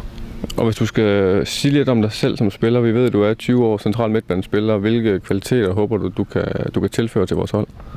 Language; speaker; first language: Danish; native; Danish